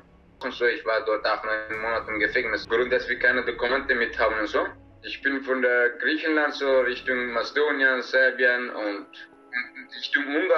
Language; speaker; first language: German; non-native, learner; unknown